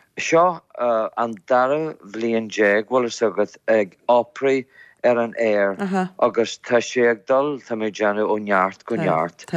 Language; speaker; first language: Irish; non-native, local second language; English